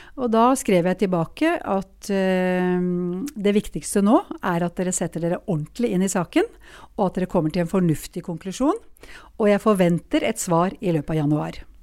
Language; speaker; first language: Norwegian; native; Norwegian